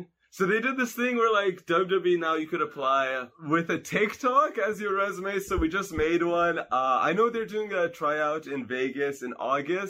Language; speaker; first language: English; non-native, fluent; Hungarian